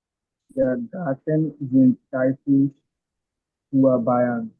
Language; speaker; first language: German; non-native, learner; Bangla